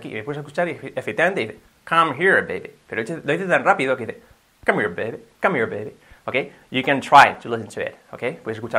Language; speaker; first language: Spanish; native; Spanish